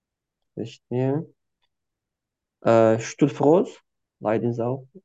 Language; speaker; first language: German; non-native, fluent; Turkish